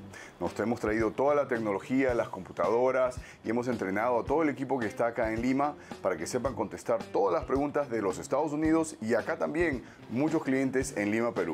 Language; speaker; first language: Spanish; native; Spanish